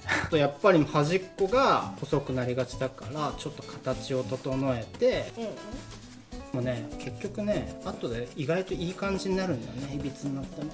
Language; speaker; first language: Japanese; native; Japanese